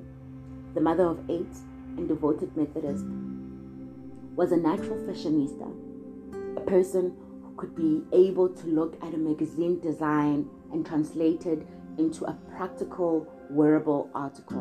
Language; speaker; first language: English; non-native, local second language; Zulu